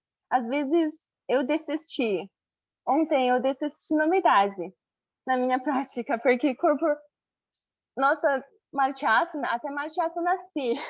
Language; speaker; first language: Portuguese; non-native, learner; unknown